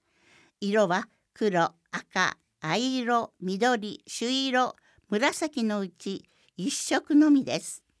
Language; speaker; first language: Japanese; native; Japanese